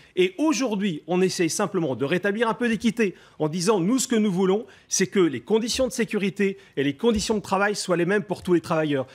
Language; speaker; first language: French; native; French